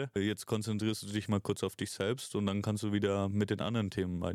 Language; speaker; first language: German; native; German